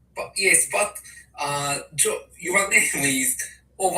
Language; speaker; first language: English; non-native, learner; Japanese